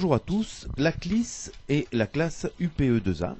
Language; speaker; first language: French; native; French